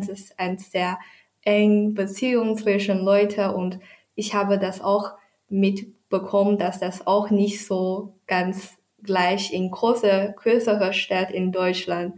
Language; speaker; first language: German; non-native, learner; Chinese